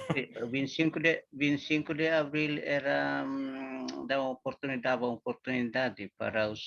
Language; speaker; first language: Portuguese; non-native, learner; Tetum